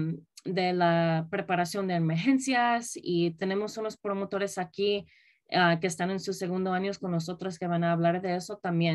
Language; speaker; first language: Spanish; early bilingual, other home language; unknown